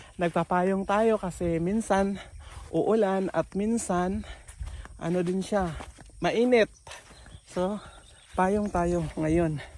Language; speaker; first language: Filipino; non-native, local second language; Cebuano